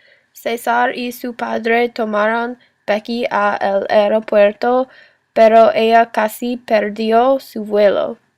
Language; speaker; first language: Spanish; non-native, learner; English